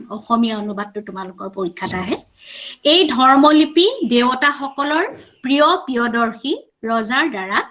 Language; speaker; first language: Assamese; native; Assamese